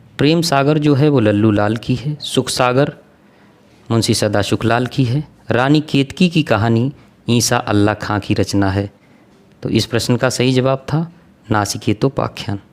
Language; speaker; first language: Hindi; native; Hindi